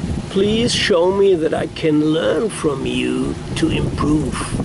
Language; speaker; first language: English; non-native, learner; German